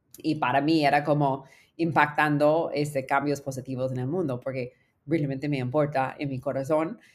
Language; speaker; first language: Spanish; non-native, fluent; English